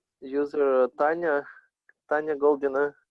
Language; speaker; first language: English; non-native, learner; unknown